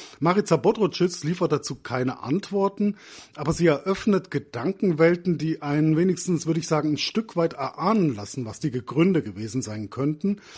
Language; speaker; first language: German; native; German